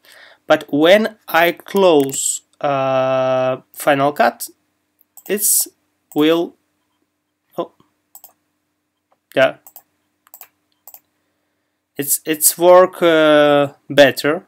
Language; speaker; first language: English; non-native, learner; Russian